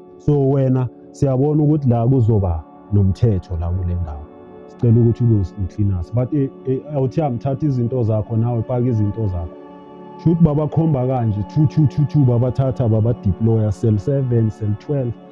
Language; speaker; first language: Zulu; native; Zulu